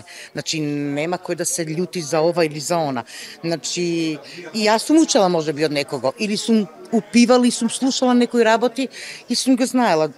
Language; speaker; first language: Macedonian; native; Macedonian